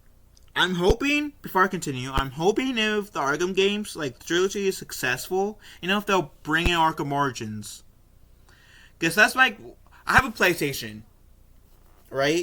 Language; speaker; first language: English; native; English